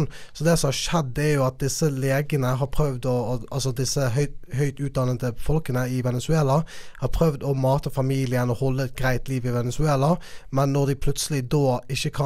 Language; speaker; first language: Norwegian; native; Norwegian